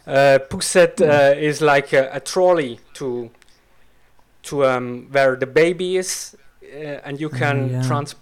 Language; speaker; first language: English; non-native, fluent; Swiss German